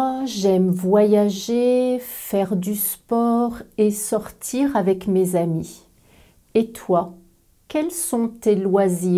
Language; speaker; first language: French; native; French